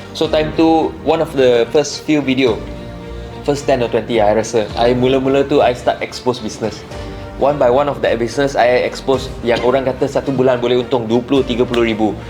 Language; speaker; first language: Malay; non-native, local second language; Chinese